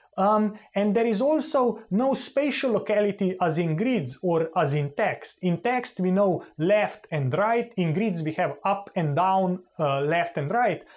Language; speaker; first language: English; non-native, fluent; Slovenian